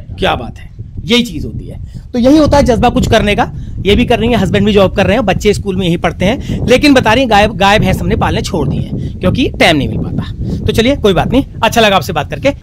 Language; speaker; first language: Hindi; native; Hindi